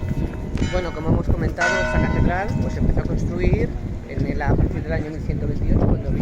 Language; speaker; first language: Spanish; native; Spanish